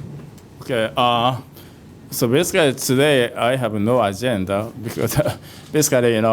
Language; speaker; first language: English; non-native, fluent; Japanese